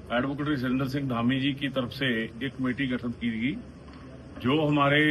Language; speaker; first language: Hindi; non-native, local second language; Punjabi